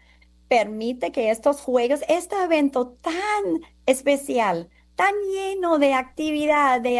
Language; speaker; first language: Spanish; non-native, fluent; English